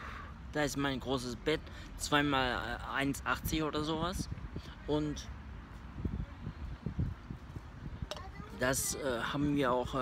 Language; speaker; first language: German; early bilingual, other home language; Turkish